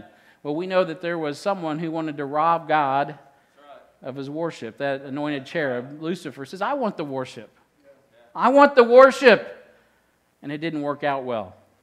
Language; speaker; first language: English; native; English